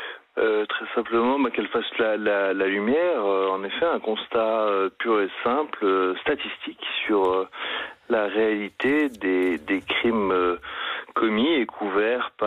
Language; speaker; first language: French; native; French